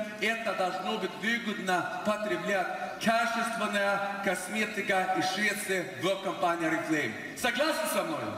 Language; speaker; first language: Russian; non-native, fluent; Swedish